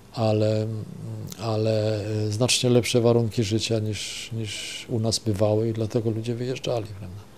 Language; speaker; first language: Polish; non-native, local second language; German